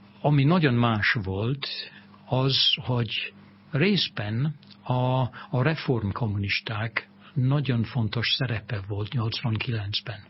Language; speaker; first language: Hungarian; non-native, fluent; English